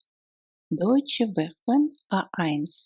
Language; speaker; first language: German; non-native, fluent; Russian